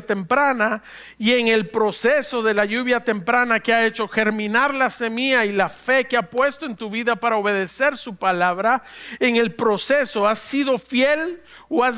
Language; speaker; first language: Spanish; native; Spanish